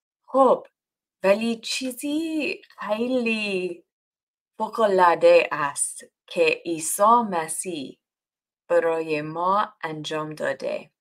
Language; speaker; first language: Persian; non-native, learner; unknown